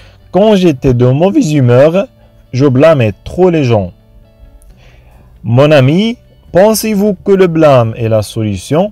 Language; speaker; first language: French; non-native, fluent; Arabic